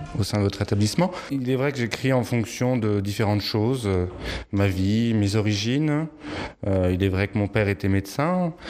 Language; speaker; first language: French; non-native, local second language; Wolof